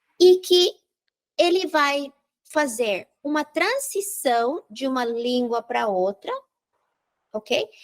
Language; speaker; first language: Portuguese; non-native, fluent; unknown